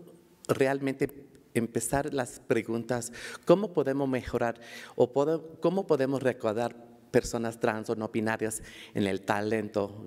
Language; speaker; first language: Spanish; early bilingual, heritage; Spanish